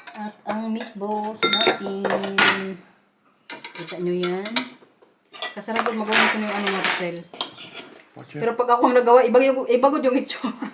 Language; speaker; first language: Filipino; non-native, local second language; Waray